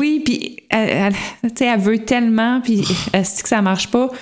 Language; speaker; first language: French; native; French